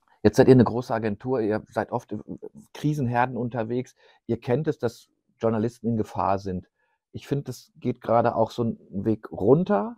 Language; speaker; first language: German; native; German